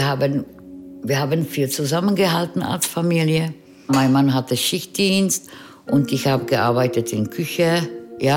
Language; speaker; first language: German; non-native, fluent; Czech